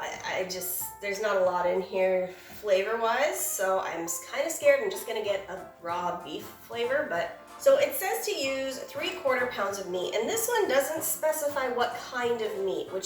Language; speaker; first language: English; native; English